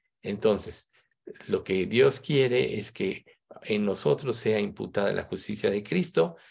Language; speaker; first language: Spanish; native; Spanish